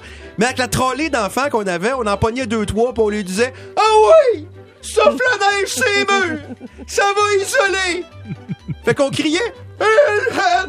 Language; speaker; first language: French; native; French